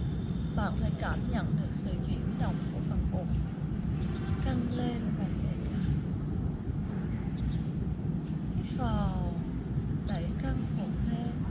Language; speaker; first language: Vietnamese; native; Vietnamese